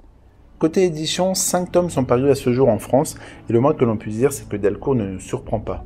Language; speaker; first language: French; native; French